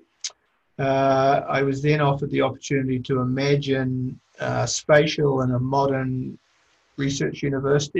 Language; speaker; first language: English; native; English